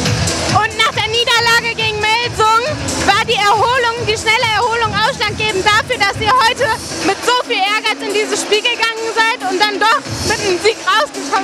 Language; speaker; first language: German; native; German